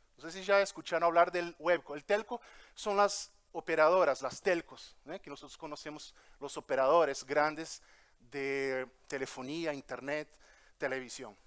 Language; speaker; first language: Spanish; early bilingual, heritage; Portuguese